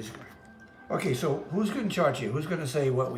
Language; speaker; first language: English; native; English